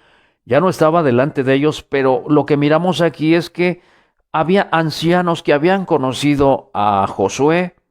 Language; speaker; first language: Spanish; native; Spanish